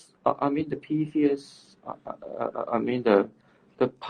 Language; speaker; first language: English; non-native, learner; Cantonese